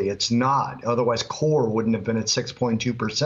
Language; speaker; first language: English; native; English